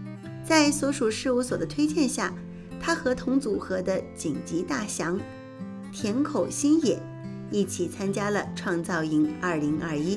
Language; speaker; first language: Chinese; native; Chinese